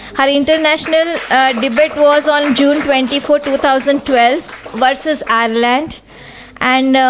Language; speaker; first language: English; non-native, local second language; Marathi